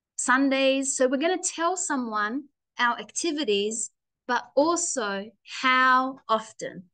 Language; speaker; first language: English; native; English